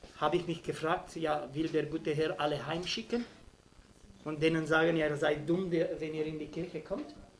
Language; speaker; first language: German; non-native, fluent; Romanian